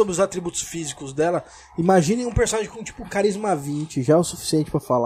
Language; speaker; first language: Portuguese; native; Portuguese